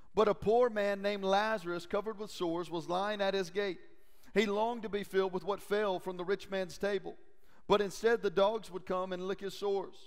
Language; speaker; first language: English; native; English